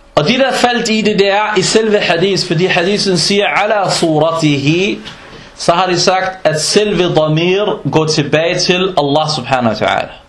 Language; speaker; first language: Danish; non-native, fluent; Arabic